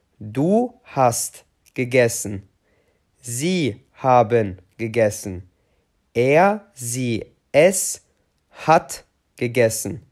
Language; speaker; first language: German; non-native, fluent; Albanian